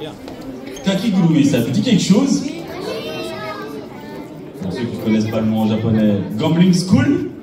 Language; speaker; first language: French; native; French